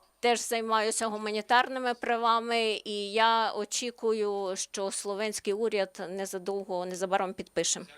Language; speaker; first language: Ukrainian; non-native, learner; Slovenian